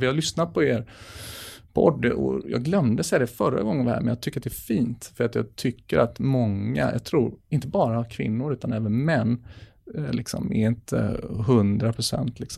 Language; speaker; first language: Swedish; native; Swedish